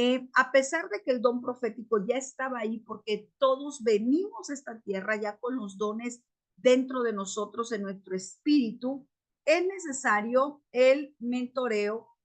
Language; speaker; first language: Spanish; native; Spanish